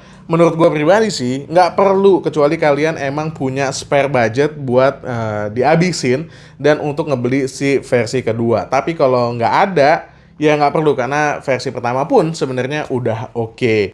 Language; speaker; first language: Indonesian; native; Indonesian